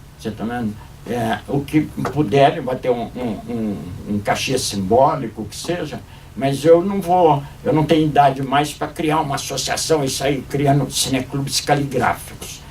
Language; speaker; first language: Portuguese; native; Portuguese